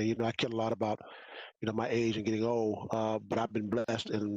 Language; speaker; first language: English; native; English